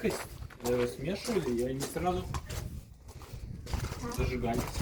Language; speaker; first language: Russian; early bilingual, heritage; Russian